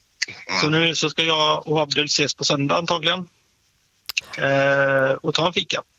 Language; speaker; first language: Swedish; native; Swedish